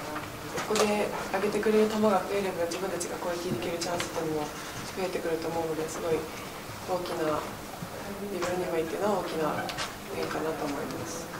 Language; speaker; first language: Japanese; native; Japanese